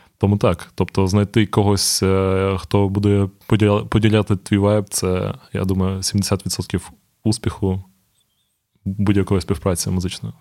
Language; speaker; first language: Ukrainian; non-native, local second language; Russian